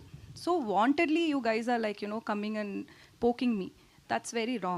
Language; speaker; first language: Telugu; non-native, learner; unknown